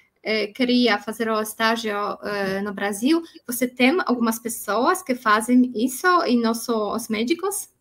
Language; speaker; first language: Portuguese; non-native, learner; Polish